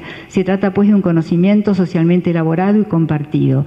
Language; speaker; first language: Spanish; native; Spanish